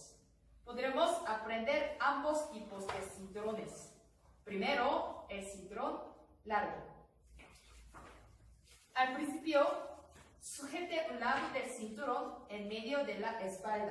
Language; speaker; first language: Spanish; non-native, learner; Korean